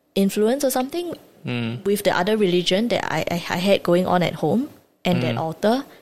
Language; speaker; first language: English; native; English